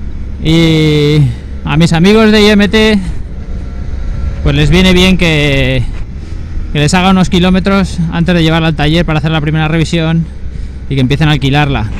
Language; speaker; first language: Spanish; native; Spanish